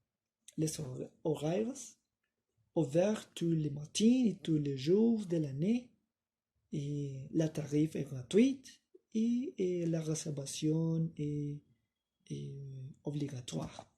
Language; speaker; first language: French; non-native, learner; Spanish